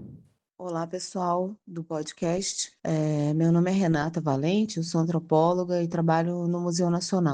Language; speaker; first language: Portuguese; native; Portuguese